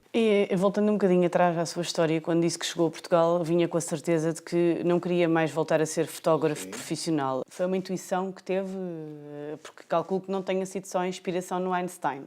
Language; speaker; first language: Portuguese; native; Portuguese